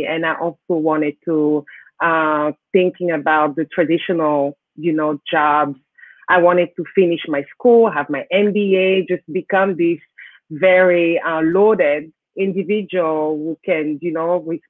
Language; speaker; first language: English; non-native, local second language; French